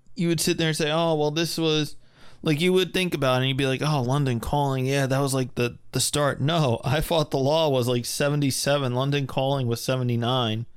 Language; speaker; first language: English; early bilingual, other home language; German